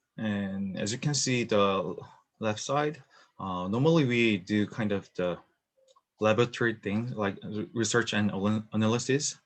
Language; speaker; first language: English; non-native, learner; Korean